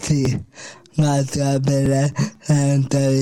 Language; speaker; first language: Catalan; non-native, local second language; Spanish